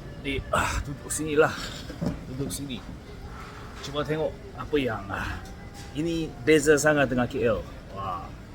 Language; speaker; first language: Malay; non-native, learner; Korean